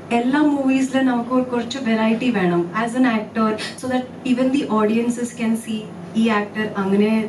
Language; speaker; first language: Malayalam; early bilingual, heritage; Malayalam